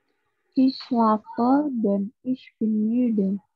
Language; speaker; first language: German; non-native, learner; Indonesian